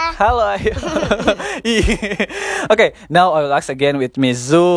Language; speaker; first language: English; non-native, learner; Indonesian